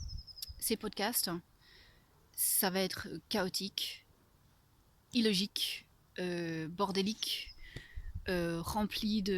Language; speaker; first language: French; non-native, fluent; English